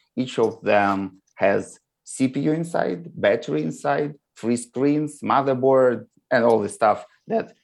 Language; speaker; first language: English; non-native, learner; Russian